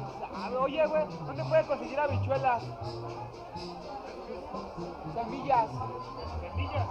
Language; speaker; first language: Spanish; native; Spanish